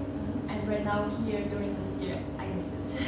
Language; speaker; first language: English; non-native, fluent; German